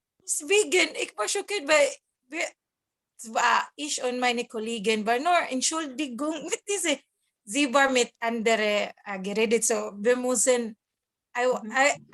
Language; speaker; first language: German; non-native, learner; Cebuano